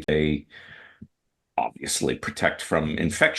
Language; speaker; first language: English; native; English